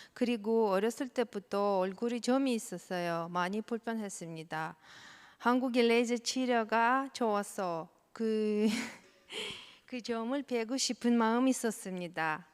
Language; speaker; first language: Korean; non-native, learner; Russian